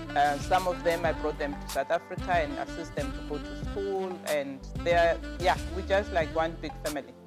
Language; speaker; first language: English; non-native, local second language; Venda